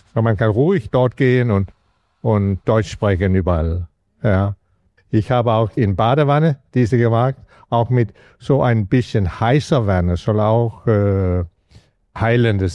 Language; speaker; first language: German; non-native, learner; Danish